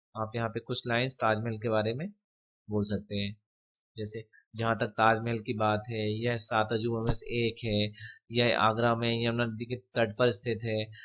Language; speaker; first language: Hindi; native; Hindi